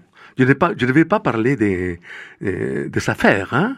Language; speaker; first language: French; non-native, fluent; Spanish